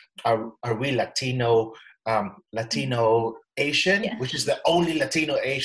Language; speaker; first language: English; non-native, local second language; Cebuano